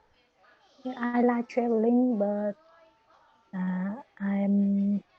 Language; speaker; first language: English; non-native, learner; Vietnamese